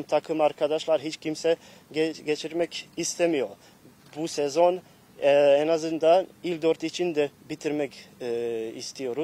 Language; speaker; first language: Turkish; non-native, fluent; Bosnian